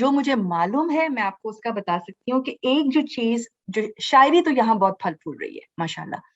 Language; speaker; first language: Urdu; native; Urdu